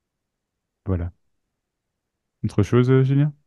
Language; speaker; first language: French; native; French